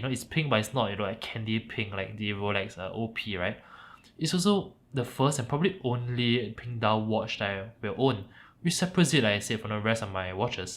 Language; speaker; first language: English; native; English